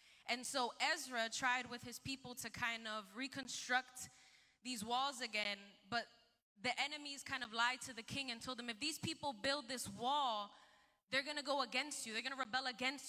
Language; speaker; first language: English; early bilingual, other home language; Spanish